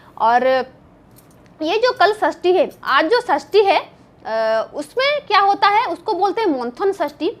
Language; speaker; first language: Hindi; non-native, local second language; Bangla